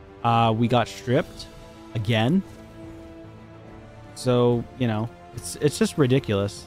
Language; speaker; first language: English; native; English